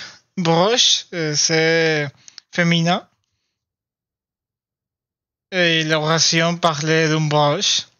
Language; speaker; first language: French; non-native, learner; Spanish